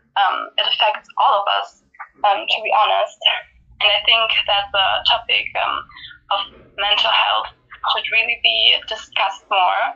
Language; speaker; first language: English; non-native, fluent; German